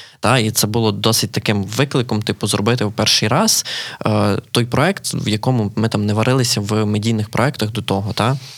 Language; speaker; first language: Ukrainian; native; Ukrainian